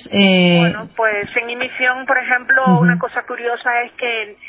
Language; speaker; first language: Spanish; native; Spanish